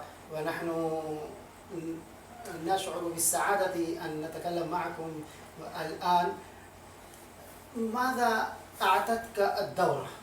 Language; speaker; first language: Arabic; non-native, fluent; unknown